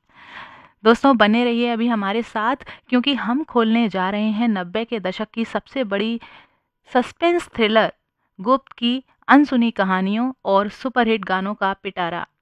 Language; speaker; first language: Hindi; native; Hindi